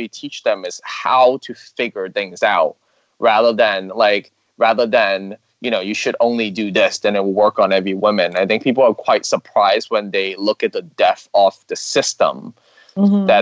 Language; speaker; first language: English; non-native, local second language; Cantonese